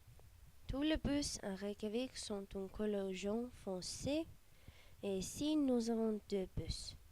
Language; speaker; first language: French; non-native, learner; Icelandic